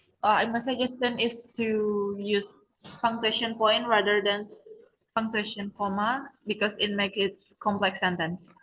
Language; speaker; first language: English; non-native, learner; Indonesian